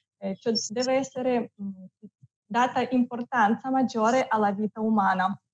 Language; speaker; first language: Italian; non-native, fluent; Russian